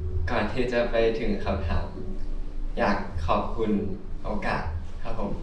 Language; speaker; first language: Thai; native; Thai